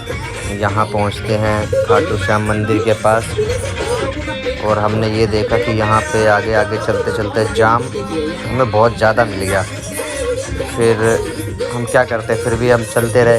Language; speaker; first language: Hindi; native; Hindi